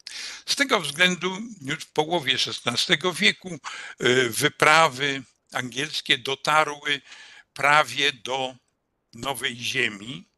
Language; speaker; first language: Polish; native; Polish